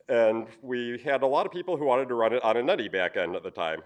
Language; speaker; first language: English; native; English